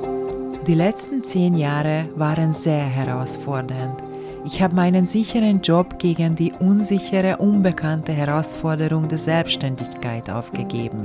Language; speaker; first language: German; non-native, fluent; Hungarian